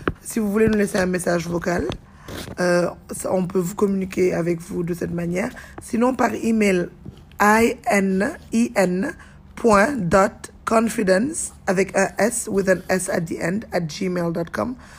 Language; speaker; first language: French; non-native, local second language; Wolof